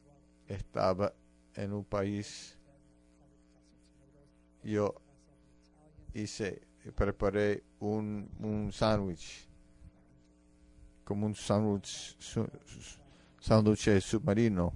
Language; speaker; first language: Spanish; non-native, fluent; English